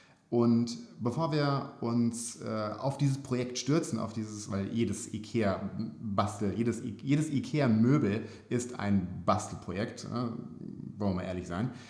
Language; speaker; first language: German; native; German